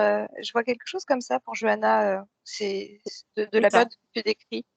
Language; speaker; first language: French; native; French